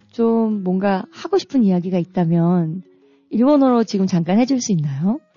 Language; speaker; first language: Korean; native; Korean